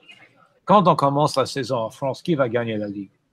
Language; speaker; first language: French; non-native, fluent; English